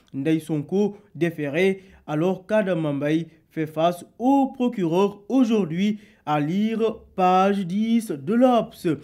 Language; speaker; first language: French; non-native, local second language; Wolof